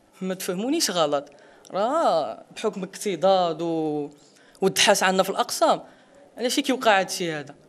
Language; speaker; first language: Arabic; non-native, local second language; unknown